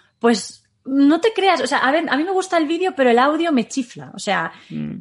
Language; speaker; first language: Spanish; native; Spanish